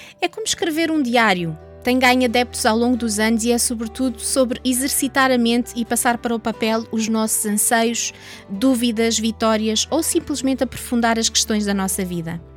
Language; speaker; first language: Portuguese; native; Portuguese